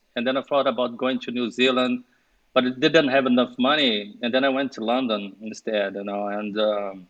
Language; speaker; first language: English; non-native, fluent; Portuguese